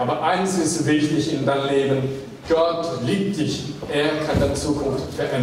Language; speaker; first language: German; non-native, fluent; Chinese